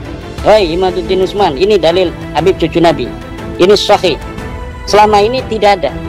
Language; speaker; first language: Indonesian; native; Indonesian